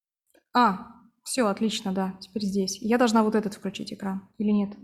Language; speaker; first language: Russian; native; Russian